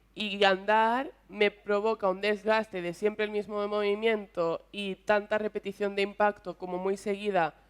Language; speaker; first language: Spanish; native; Spanish